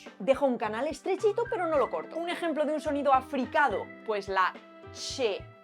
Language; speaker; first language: Spanish; native; Spanish